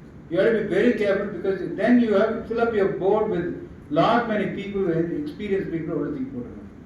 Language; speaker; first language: English; non-native, local second language; Tamil